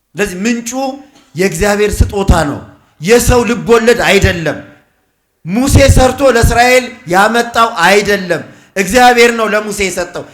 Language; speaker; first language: Amharic; native; Amharic